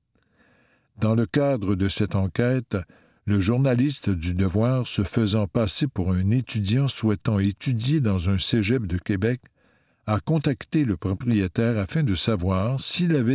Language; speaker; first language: French; native; French